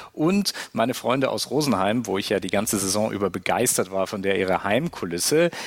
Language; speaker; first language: German; native; German